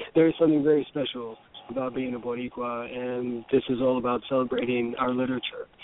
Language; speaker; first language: English; native; English